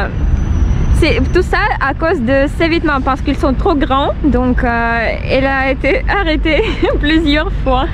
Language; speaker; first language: French; non-native, fluent; Russian